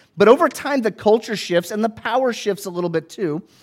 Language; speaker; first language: English; native; English